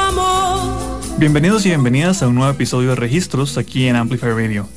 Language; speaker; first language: Spanish; native; Spanish